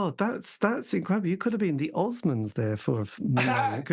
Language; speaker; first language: English; native; English